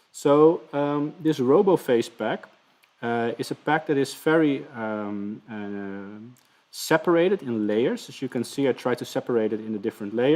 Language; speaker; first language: English; non-native, fluent; Dutch